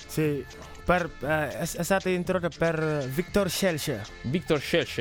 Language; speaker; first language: Italian; non-native, learner; Wolof